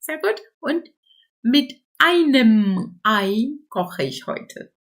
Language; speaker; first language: German; non-native, fluent; Portuguese